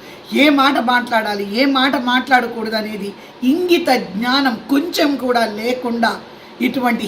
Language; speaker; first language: Telugu; native; Telugu